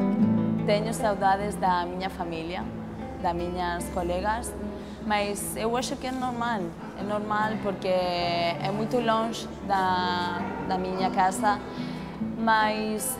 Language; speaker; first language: Portuguese; non-native, learner; Spanish